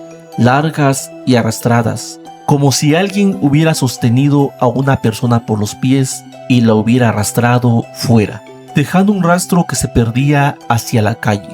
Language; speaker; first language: Spanish; native; Spanish